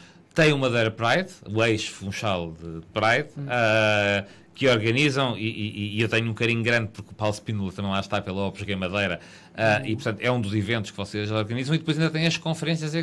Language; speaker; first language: Portuguese; native; Portuguese